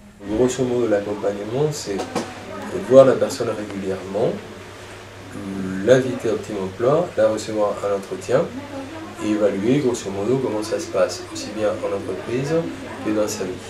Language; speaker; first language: French; native; French